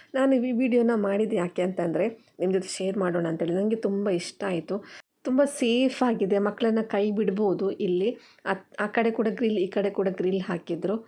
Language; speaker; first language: Kannada; non-native, local second language; Tulu